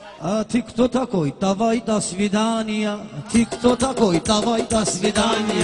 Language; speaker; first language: Russian; non-native, learner; Talysh